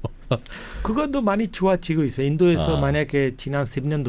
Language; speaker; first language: Korean; non-native, fluent; Hindi